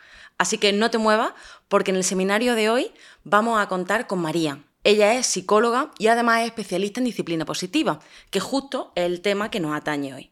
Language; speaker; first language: Spanish; native; Spanish